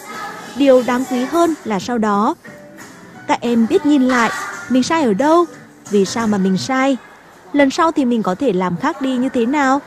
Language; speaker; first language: Vietnamese; native; Vietnamese